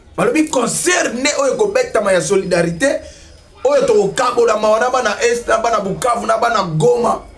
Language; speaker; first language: Lingala; native; Lingala